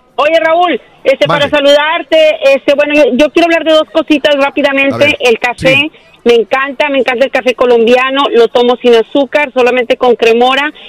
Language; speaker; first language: Spanish; native; Spanish